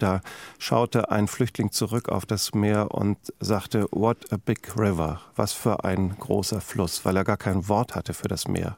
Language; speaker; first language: German; native; German